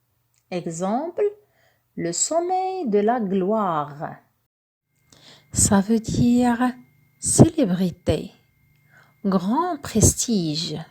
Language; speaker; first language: French; non-native, local second language; Arabic